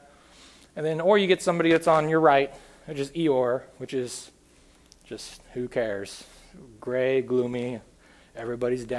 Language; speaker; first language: English; native; English